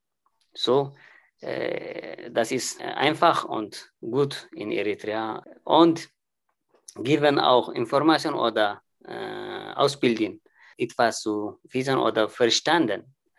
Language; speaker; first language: German; non-native, learner; Tigrinya